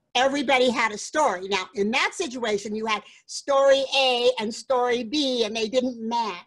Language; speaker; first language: English; native; English